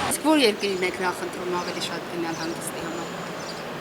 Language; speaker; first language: Armenian; native; Armenian